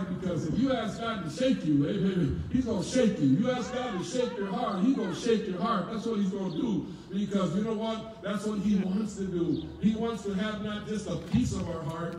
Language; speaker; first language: English; early bilingual, other home language; Spanish